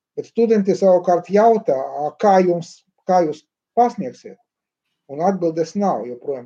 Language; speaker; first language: Latvian; non-native, local second language; Russian